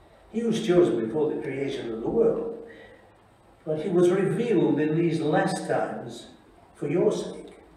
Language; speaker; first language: English; native; English